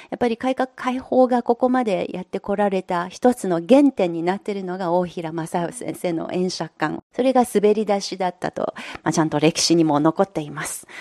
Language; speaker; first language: Japanese; non-native, fluent; Chinese